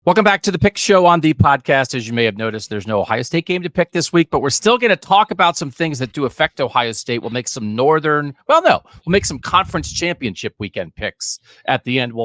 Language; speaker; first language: English; native; English